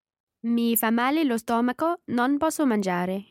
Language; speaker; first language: Italian; non-native, learner; English